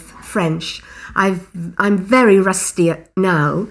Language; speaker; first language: English; native; English